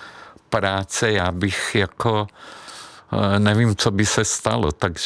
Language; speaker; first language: Czech; non-native, fluent; Hungarian